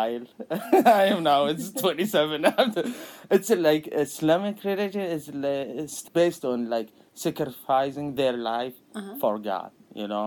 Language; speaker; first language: English; non-native, learner; Arabic